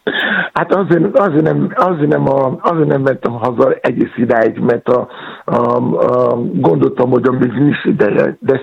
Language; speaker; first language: Hungarian; non-native, fluent; Yoruba